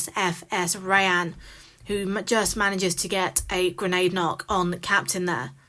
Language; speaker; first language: English; native; English